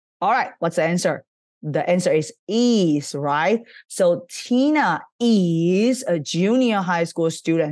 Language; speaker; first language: English; non-native, fluent; Chinese